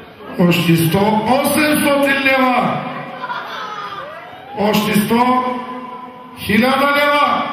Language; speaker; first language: Bulgarian; non-native, local second language; Turkish